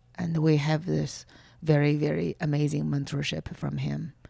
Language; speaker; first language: English; non-native, fluent; Chinese